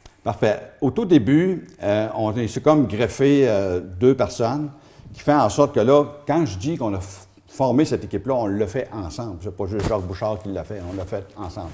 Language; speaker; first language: French; native; French